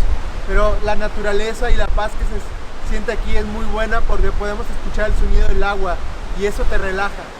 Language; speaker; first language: Spanish; native; Spanish